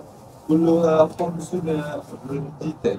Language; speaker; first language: Arabic; non-native, learner; Malay